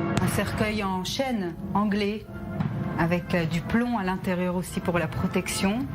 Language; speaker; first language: French; native; French